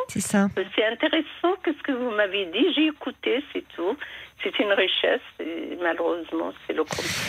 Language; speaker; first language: French; non-native, fluent; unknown